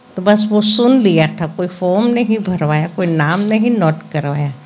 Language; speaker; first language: Hindi; non-native, local second language; Gujarati